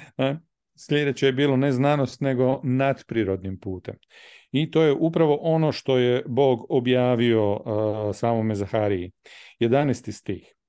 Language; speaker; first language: Croatian; native; Croatian